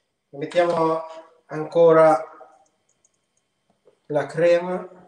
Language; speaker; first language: Italian; non-native, learner; Filipino